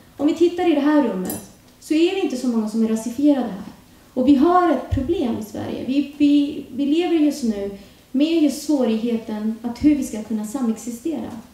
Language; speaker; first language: Swedish; early bilingual, other home language; Urdu